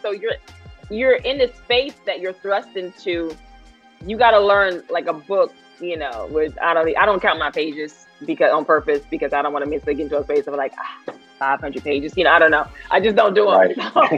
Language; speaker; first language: English; native; English